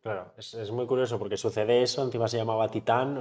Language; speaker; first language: Spanish; native; Spanish